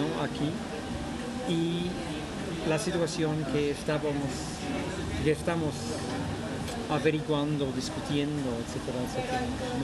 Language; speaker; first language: Spanish; non-native, fluent; English